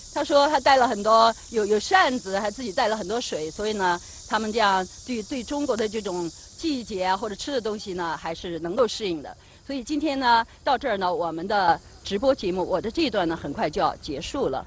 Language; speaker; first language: Chinese; native; Chinese